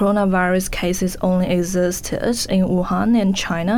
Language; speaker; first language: English; non-native, fluent; Chinese